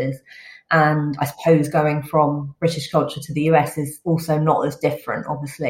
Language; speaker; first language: English; native; English